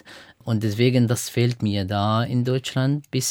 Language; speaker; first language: German; non-native, fluent; Arabic